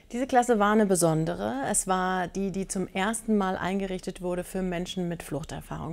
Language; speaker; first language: German; native; German